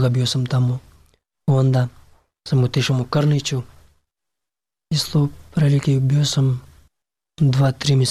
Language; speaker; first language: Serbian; non-native, learner; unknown